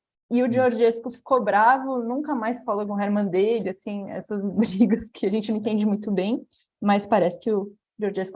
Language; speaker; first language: Portuguese; native; Portuguese